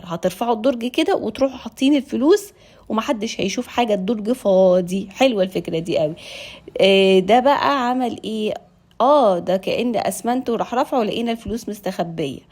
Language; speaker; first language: Arabic; native; Arabic